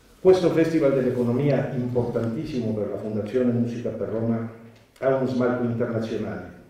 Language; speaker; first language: Italian; non-native, fluent; Spanish